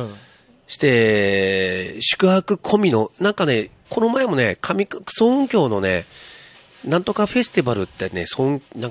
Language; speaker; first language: Japanese; native; Japanese